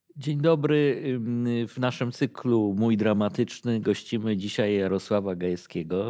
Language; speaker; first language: Polish; native; Polish